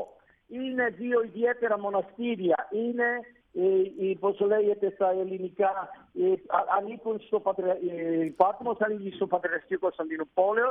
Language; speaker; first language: Greek; non-native, fluent; Italian